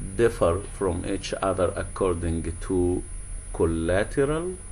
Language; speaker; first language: English; non-native, fluent; Arabic